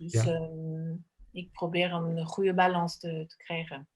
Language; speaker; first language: Dutch; non-native, fluent; French